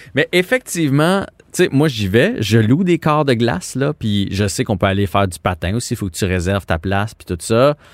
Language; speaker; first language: French; native; French